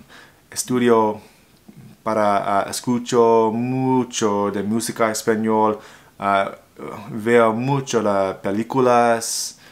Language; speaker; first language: Spanish; non-native, learner; English